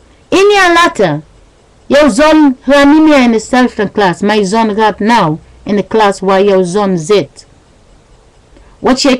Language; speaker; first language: Dutch; non-native, learner; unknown